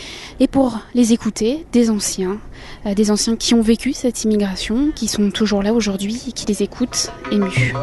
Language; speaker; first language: French; native; French